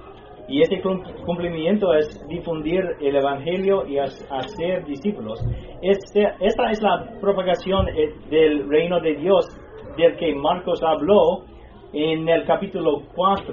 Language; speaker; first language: Spanish; non-native, fluent; English